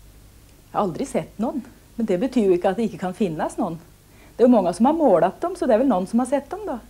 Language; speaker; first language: Swedish; native; Swedish